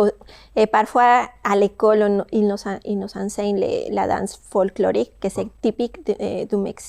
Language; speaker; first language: French; non-native, fluent; Spanish